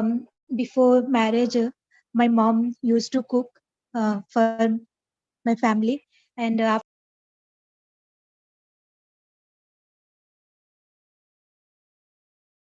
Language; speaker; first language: English; non-native, learner; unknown